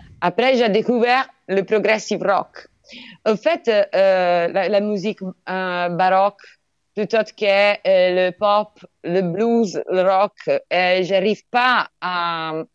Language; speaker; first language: French; non-native, learner; Italian